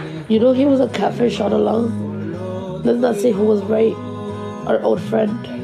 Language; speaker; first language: English; early bilingual, other home language; Spanish